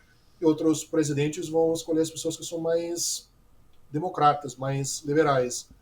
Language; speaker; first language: Portuguese; non-native, fluent; English